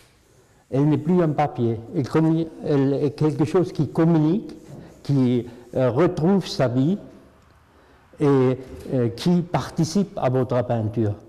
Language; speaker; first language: French; non-native, fluent; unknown